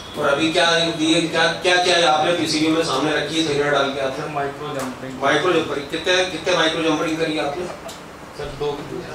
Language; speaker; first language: Hindi; native; Hindi